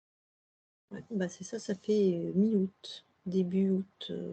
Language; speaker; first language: French; native; French